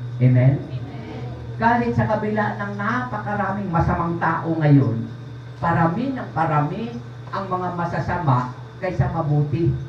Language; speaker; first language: Filipino; non-native, local second language; Cebuano